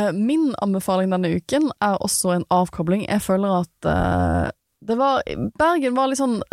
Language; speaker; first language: Norwegian; native; Norwegian